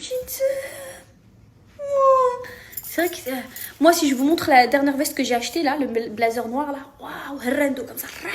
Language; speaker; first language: French; native; French